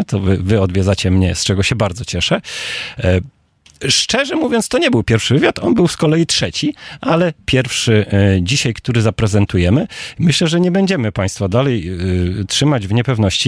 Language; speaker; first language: Polish; native; Polish